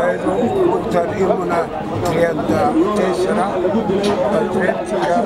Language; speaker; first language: Greek; non-native, learner; Somali